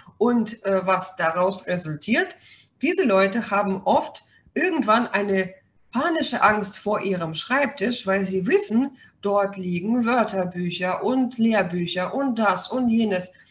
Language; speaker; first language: German; non-native, fluent; Russian